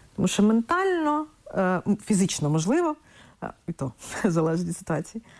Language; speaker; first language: Ukrainian; non-native, local second language; Russian